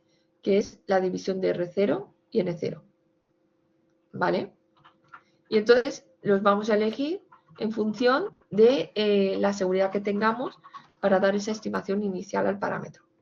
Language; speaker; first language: Spanish; native; Spanish